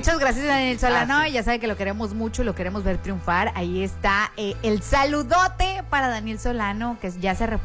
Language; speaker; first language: Spanish; native; Spanish